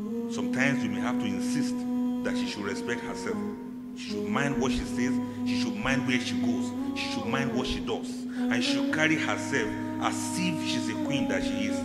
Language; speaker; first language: English; non-native, local second language; Yoruba